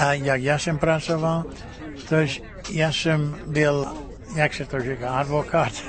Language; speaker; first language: Czech; early bilingual, heritage; Czech